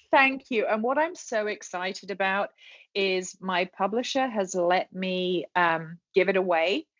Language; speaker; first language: English; native; English